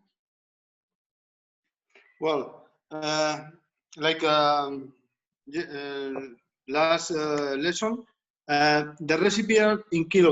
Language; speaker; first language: English; non-native, learner; Spanish